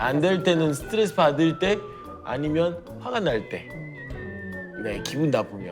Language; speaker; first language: Korean; early bilingual, heritage; English